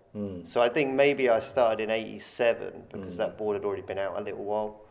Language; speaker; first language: English; native; English